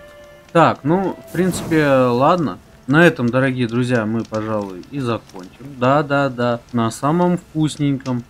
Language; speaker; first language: Russian; native; Russian